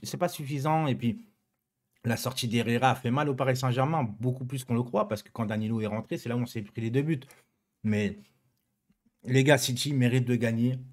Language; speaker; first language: French; native; French